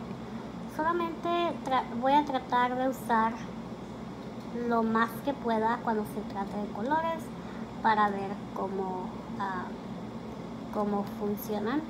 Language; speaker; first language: Spanish; early bilingual, heritage; Spanish